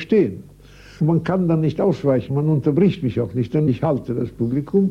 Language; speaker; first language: German; native; German